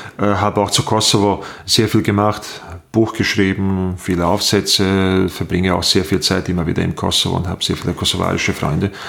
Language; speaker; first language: German; non-native, fluent; Bosnian